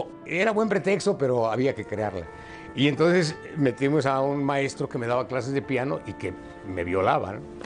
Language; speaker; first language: Spanish; native; Spanish